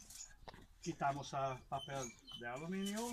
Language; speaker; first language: Spanish; non-native, learner; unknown